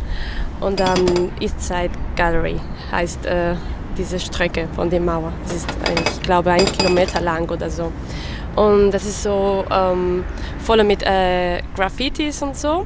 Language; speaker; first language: German; non-native, learner; French